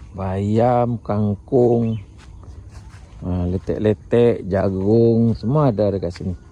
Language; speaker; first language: Malay; native; Malay